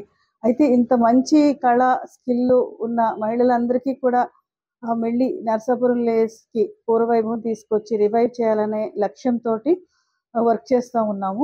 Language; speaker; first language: Telugu; native; Telugu